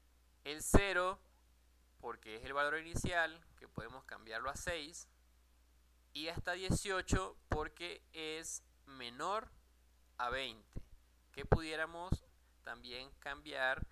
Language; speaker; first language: Spanish; native; Spanish